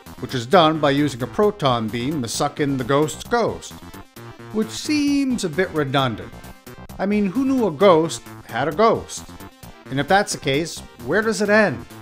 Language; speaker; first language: English; native; English